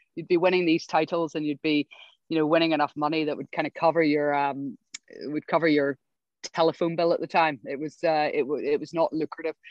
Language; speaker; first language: English; native; English